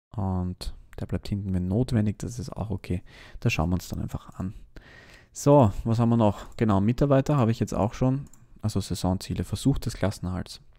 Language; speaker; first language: German; native; German